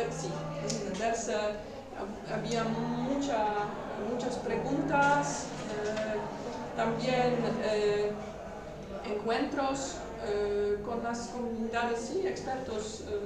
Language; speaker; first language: Spanish; non-native, learner; Polish